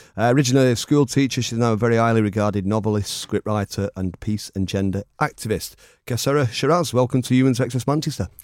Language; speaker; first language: English; native; English